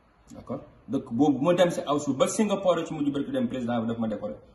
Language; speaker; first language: French; non-native, local second language; Wolof